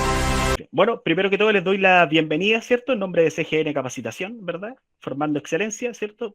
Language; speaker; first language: Spanish; native; Spanish